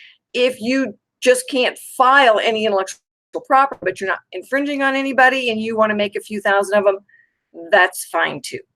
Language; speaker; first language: English; native; English